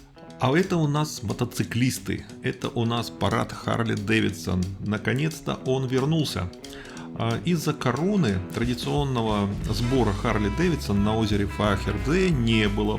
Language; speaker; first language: Russian; native; Russian